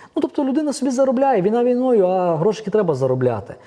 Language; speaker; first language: Ukrainian; native; Ukrainian